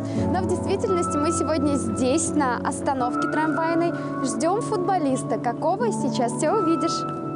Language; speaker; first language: Russian; native; Russian